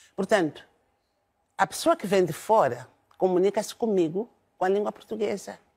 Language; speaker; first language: Portuguese; non-native, local second language; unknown